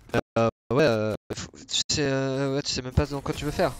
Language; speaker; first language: French; native; French